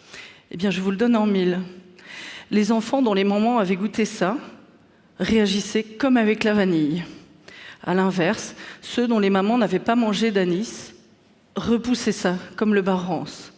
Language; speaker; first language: French; native; French